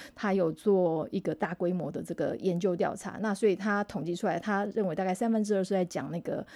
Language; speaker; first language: Chinese; non-native, local second language; Min Nan Chinese